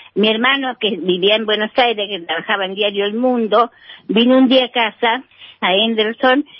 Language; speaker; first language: Spanish; native; Spanish